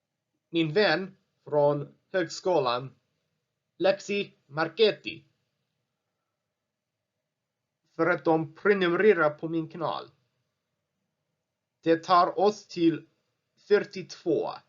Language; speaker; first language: Swedish; non-native, learner; English